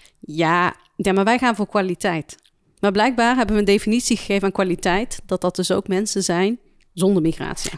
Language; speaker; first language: Dutch; early bilingual, other home language; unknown